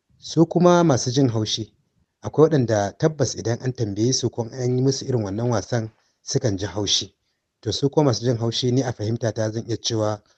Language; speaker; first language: Hausa; native; Hausa